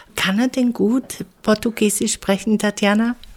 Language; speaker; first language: German; native; German